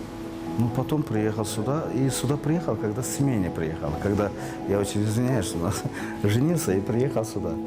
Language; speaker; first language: Russian; non-native, fluent; Azerbaijani